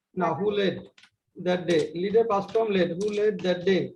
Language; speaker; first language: English; non-native, local second language; Bangla